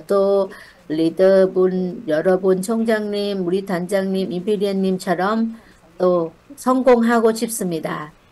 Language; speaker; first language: Korean; non-native, learner; Thai